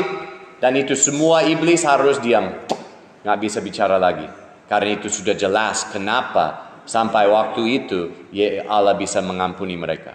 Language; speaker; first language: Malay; non-native, fluent; English